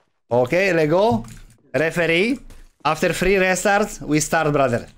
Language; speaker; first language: English; non-native, learner; Polish